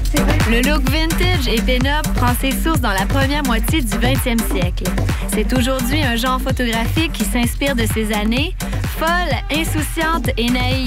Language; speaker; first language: French; native; French